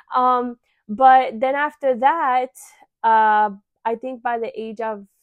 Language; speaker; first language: English; early bilingual, other home language; Spanish